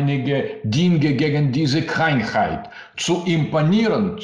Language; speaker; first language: German; non-native, learner; Russian